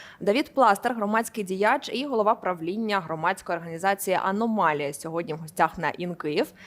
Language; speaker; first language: Ukrainian; native; Ukrainian